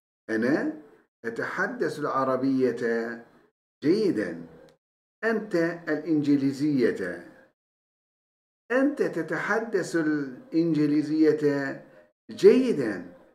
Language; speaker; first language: Arabic; non-native, fluent; Turkish